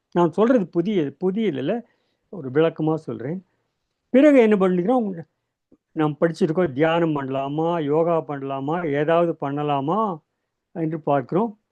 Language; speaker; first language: Tamil; native; Tamil